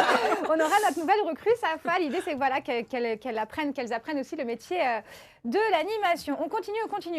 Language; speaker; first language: French; native; French